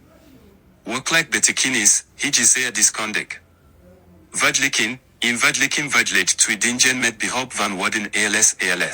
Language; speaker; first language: Dutch; non-native, learner; English